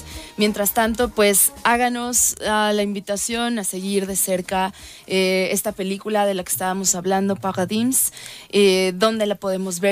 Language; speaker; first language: Spanish; native; Spanish